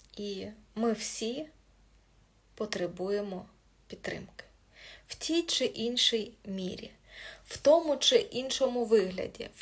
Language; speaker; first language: Ukrainian; non-native, local second language; Russian